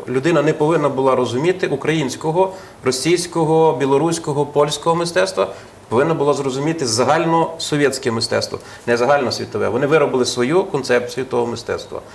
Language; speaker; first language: Ukrainian; native; Ukrainian